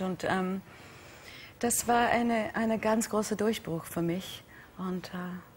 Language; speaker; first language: German; non-native, fluent; English